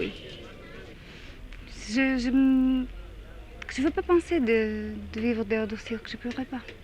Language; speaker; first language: French; non-native, fluent; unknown